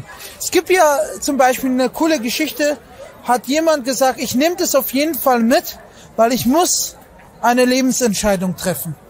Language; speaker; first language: German; non-native, fluent; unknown